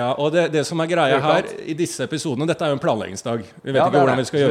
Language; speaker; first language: Norwegian; native; Norwegian